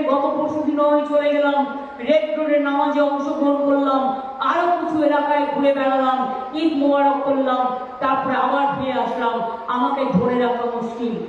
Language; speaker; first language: Bangla; native; Bangla